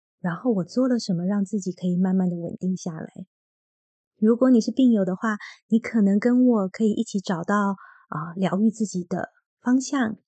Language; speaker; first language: Chinese; native; Chinese